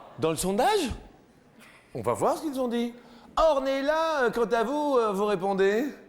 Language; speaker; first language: French; native; French